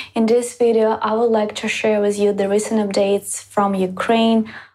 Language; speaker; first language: English; non-native, fluent; Ukrainian